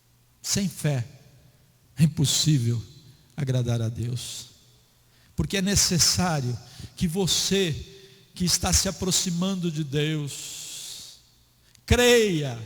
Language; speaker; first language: Portuguese; native; Portuguese